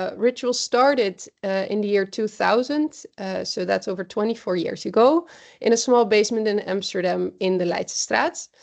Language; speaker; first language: English; non-native, fluent; Dutch